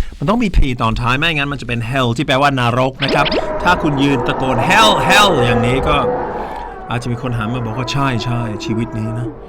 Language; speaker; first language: Thai; non-native, fluent; English